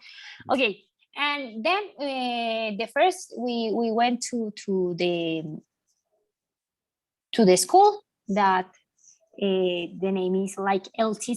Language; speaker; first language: English; non-native, learner; Spanish